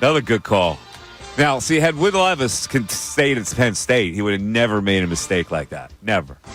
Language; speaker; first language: English; native; English